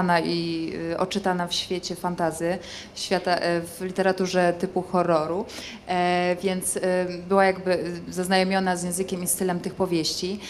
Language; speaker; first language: Polish; native; Polish